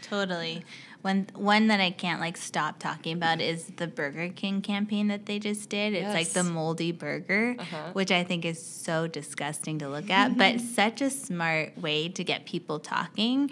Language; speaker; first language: English; native; English